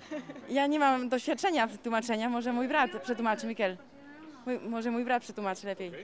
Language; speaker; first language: Polish; early bilingual, heritage; Polish